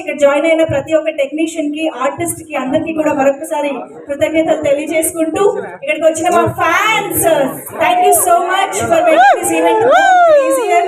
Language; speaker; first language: Telugu; native; Telugu